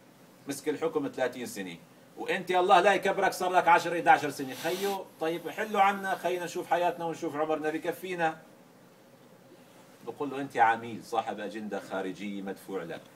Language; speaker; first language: Arabic; native; Arabic